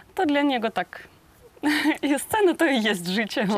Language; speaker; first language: Polish; non-native, learner; Ukrainian